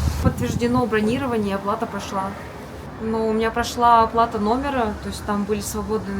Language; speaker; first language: Russian; native; Russian